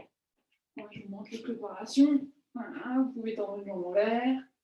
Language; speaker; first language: French; native; French